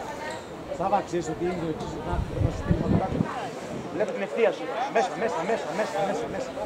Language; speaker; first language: Greek; native; Greek